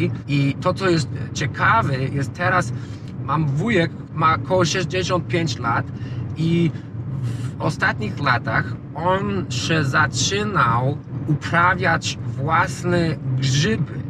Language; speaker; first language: Polish; non-native, learner; English